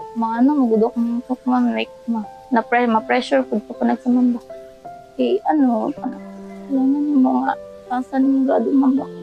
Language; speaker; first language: Cebuano; native; Cebuano